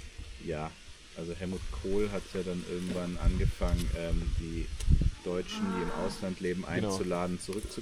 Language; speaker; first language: German; early bilingual, other home language; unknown